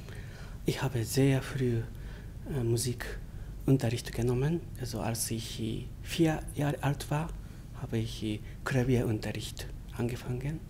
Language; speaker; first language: German; non-native, fluent; Japanese